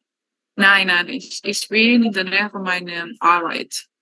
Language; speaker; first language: German; non-native, learner; Spanish